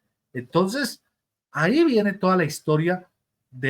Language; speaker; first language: Spanish; native; Spanish